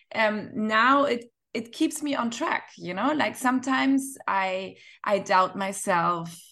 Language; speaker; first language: English; non-native, fluent; German